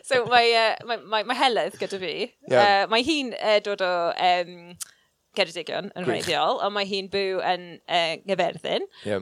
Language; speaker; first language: Welsh; non-native, local second language; English